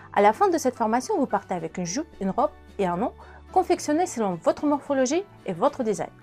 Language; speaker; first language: French; non-native, fluent; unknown